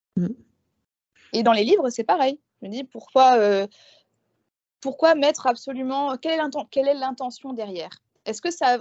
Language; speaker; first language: French; native; French